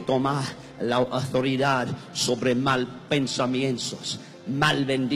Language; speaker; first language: Spanish; non-native, learner; English